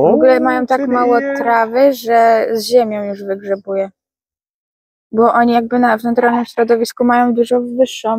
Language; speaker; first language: Polish; native; Polish